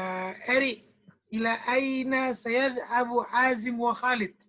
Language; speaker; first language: Arabic; non-native, fluent; Indonesian